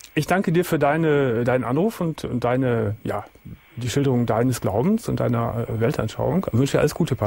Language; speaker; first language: German; native; German